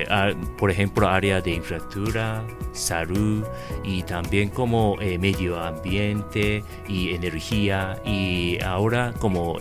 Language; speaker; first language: Spanish; non-native, learner; Japanese